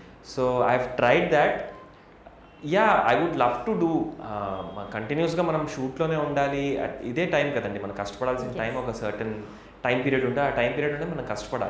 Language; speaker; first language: Telugu; native; Telugu